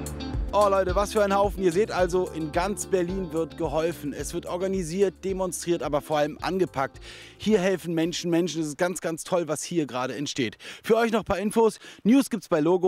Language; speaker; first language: German; native; German